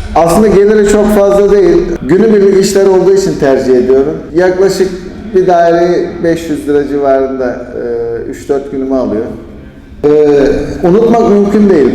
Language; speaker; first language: Turkish; native; Turkish